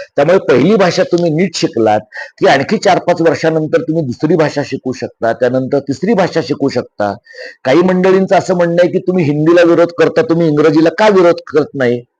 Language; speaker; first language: Marathi; native; Marathi